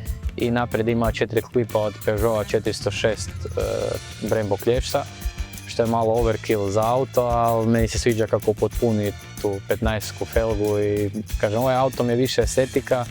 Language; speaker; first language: Croatian; native; Croatian